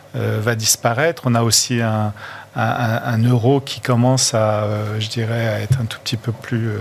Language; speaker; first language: French; non-native, fluent; Portuguese